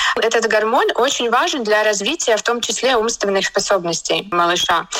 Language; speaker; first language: Russian; native; Russian